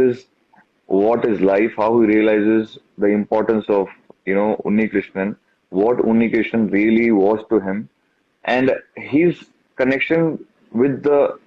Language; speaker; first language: English; non-native, local second language; Tamil